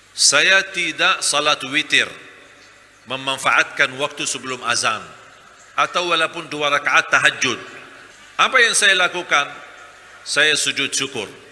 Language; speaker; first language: Malay; non-native, fluent; Arabic